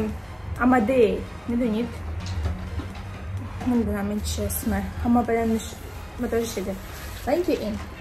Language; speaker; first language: Persian; non-native, learner; Turkish